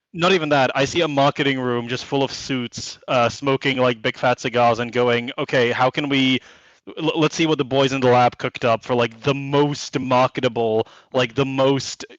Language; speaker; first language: English; native; English